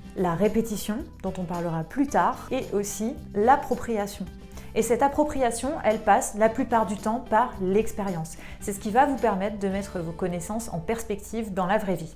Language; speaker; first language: French; native; French